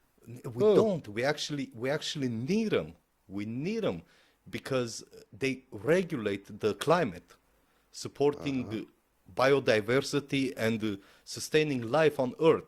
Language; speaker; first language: English; non-native, fluent; Romanian